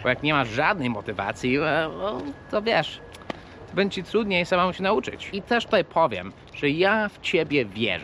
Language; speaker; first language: Polish; early bilingual, heritage; Polish